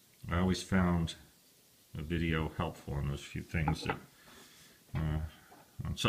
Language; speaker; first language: English; native; English